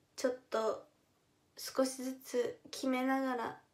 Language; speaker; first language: Japanese; native; Japanese